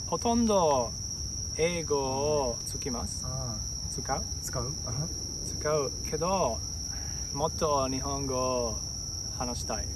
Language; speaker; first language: Japanese; non-native, learner; Italian